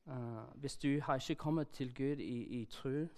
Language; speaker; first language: Norwegian; non-native, learner; English